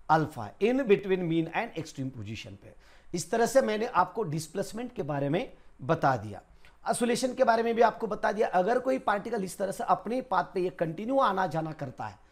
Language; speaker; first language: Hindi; non-native, local second language; Marathi